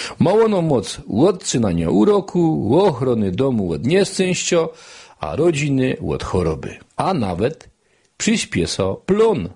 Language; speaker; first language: Polish; native; Polish